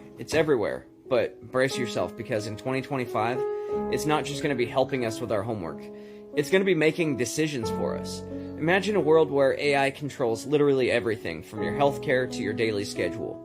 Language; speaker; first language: English; native; English